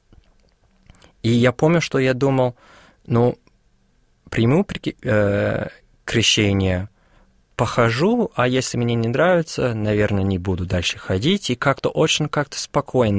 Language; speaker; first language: Russian; non-native, fluent; English